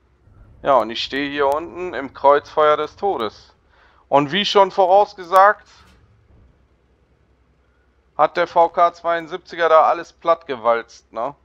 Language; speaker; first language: German; native; German